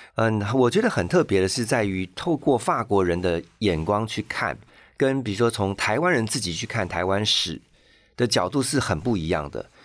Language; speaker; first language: Chinese; native; Chinese